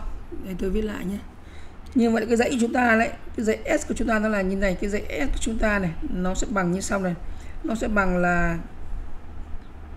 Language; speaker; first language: Vietnamese; native; Vietnamese